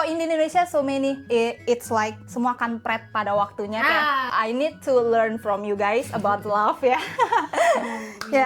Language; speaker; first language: English; non-native, learner; Indonesian